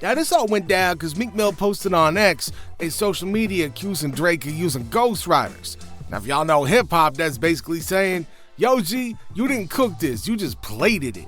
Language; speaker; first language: English; native; English